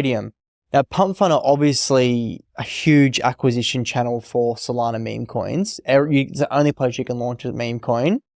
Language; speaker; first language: English; native; English